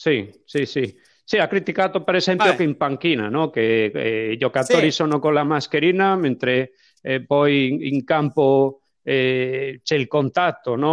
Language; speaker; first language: Italian; non-native, fluent; Spanish